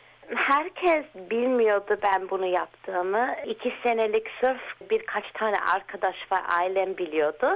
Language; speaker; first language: Turkish; early bilingual, heritage; Turkish